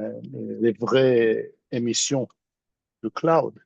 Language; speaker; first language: French; non-native, fluent; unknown